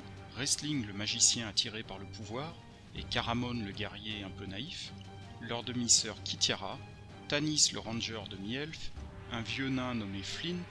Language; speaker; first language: French; native; French